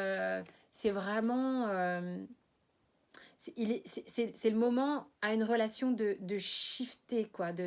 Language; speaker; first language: French; native; French